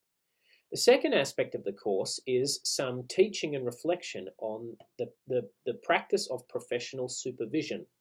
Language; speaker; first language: English; native; English